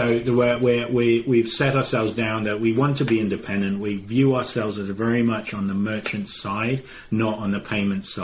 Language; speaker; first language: English; native; English